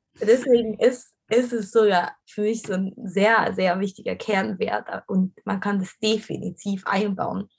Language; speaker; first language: German; non-native, fluent; Arabic